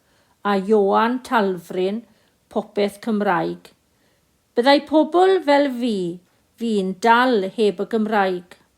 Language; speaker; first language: Welsh; non-native, local second language; English